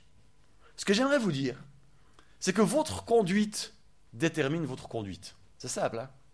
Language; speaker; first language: French; native; French